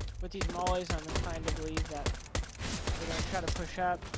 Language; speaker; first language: English; native; English